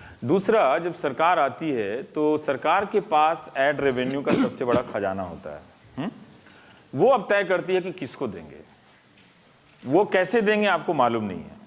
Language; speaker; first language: Hindi; native; Hindi